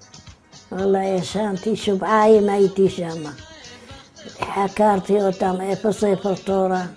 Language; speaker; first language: Hebrew; non-native, fluent; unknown